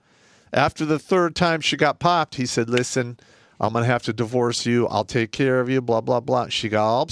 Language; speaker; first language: English; native; English